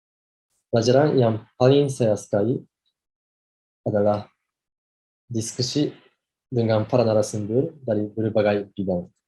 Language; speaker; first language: Indonesian; non-native, fluent; Japanese